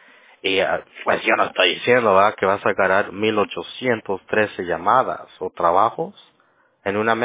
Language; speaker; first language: Spanish; early bilingual, heritage; Spanish